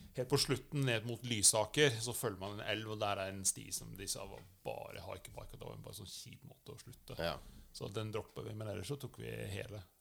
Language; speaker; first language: Norwegian; non-native, fluent; English